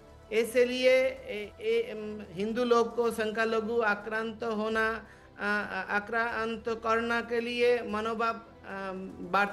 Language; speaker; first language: Hindi; non-native, learner; Bangla